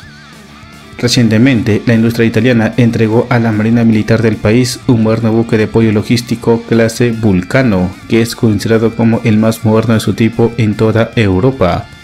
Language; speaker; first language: Spanish; native; Spanish